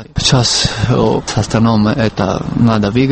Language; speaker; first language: Russian; non-native, learner; Croatian